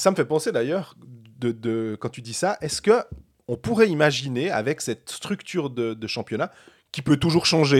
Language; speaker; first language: French; native; French